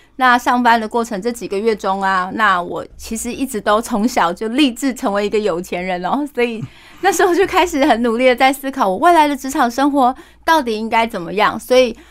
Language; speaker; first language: Chinese; native; Chinese